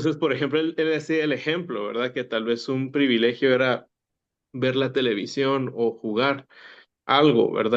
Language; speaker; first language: Spanish; native; Spanish